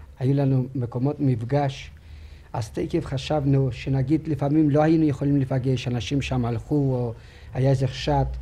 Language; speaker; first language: Hebrew; non-native, fluent; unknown